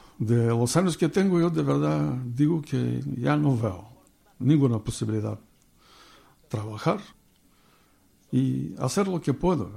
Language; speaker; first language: Spanish; non-native, learner; Bulgarian